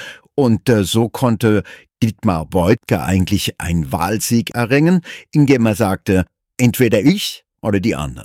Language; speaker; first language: German; native; German